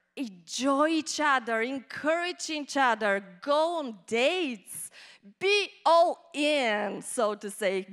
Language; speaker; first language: English; non-native, fluent; Bulgarian